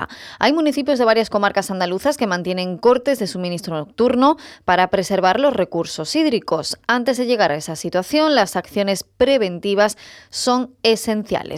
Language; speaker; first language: Spanish; native; Spanish